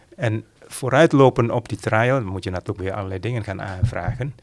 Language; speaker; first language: Dutch; non-native, fluent; Malay